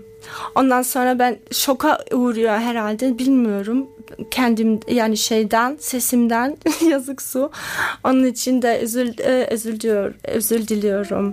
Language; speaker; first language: Turkish; early bilingual, heritage; Turkish